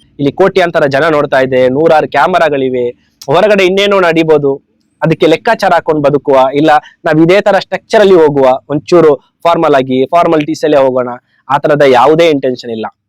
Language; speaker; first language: Kannada; non-native, local second language; Tulu